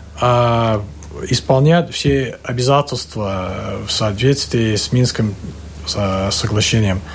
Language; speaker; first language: Russian; non-native, fluent; English